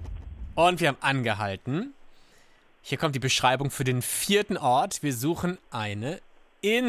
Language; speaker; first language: German; native; German